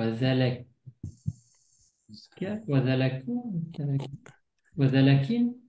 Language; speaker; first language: Arabic; non-native, learner; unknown